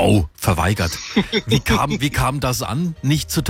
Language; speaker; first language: German; native; German